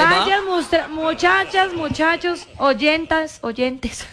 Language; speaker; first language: Spanish; native; Spanish